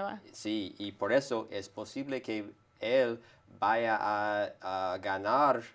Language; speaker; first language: Spanish; non-native, fluent; English